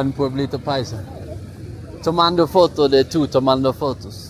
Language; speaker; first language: Spanish; non-native, fluent; Swedish